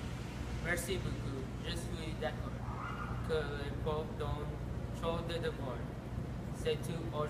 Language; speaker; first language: French; non-native, learner; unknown